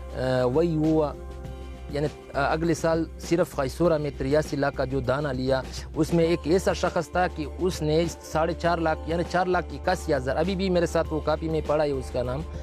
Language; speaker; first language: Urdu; non-native, local second language; Pashto